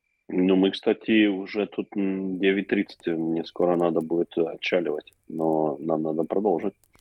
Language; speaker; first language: Russian; native; Russian